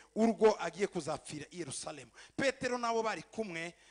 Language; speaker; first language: English; non-native, fluent; Kinyarwanda